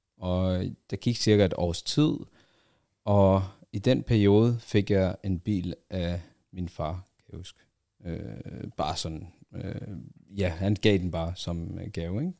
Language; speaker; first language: Danish; early bilingual, other home language; Arabic